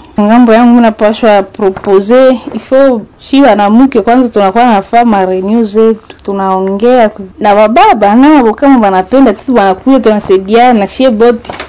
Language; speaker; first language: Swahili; non-native, local second language; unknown